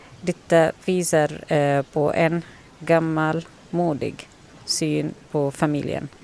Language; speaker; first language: Swedish; non-native, learner; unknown